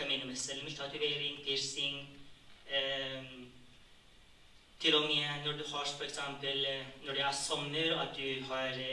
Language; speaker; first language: Norwegian; non-native, fluent; Tigrinya